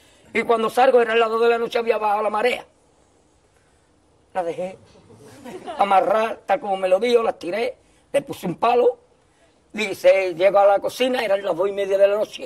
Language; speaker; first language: Spanish; native; Spanish